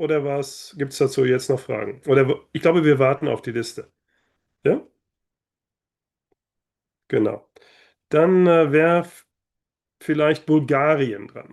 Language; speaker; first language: German; native; German